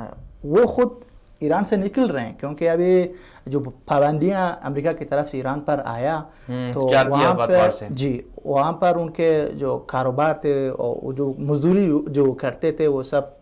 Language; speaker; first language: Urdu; non-native, fluent; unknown